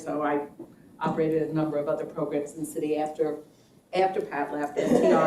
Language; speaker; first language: English; native; English